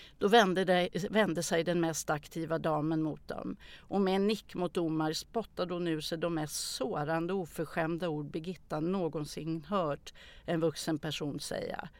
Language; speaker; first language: Swedish; native; Swedish